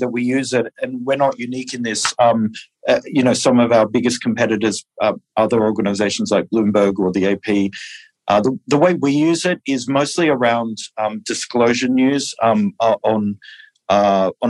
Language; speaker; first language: English; native; English